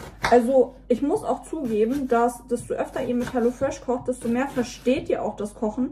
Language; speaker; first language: German; native; German